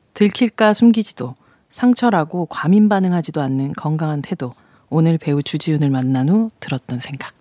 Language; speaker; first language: Korean; native; Korean